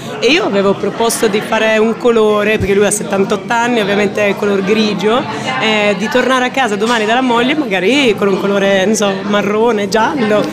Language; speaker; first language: Italian; non-native, fluent; Swedish